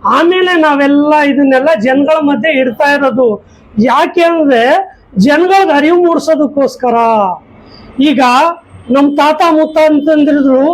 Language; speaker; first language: Kannada; non-native, local second language; Urdu